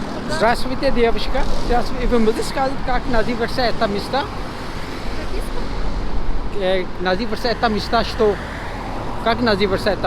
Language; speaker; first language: Russian; non-native, learner; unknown